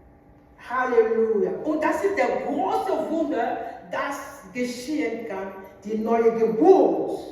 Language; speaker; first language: German; non-native, learner; French